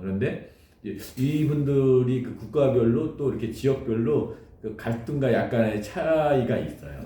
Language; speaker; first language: Korean; native; Korean